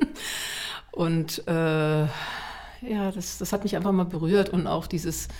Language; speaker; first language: German; native; German